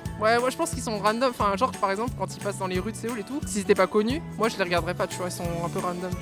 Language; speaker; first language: French; native; French